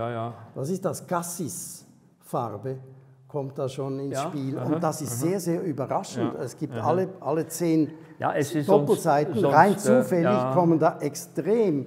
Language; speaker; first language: German; native; German